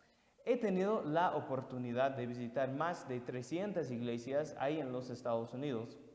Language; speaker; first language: Spanish; non-native, fluent; English